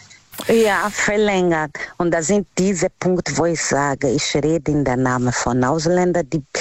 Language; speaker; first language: German; non-native, learner; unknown